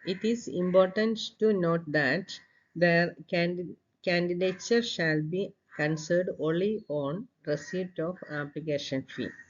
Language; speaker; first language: English; non-native, local second language; Malayalam